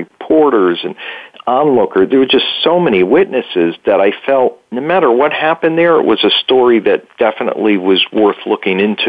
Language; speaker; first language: English; native; English